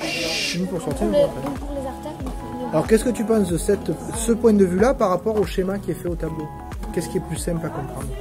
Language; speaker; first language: French; native; French